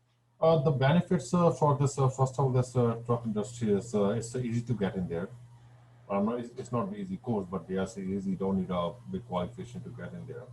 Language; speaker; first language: English; non-native, fluent; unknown